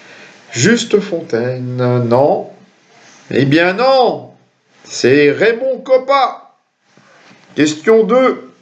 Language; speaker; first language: French; native; French